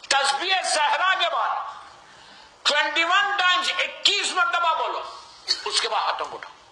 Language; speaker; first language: Urdu; native; Urdu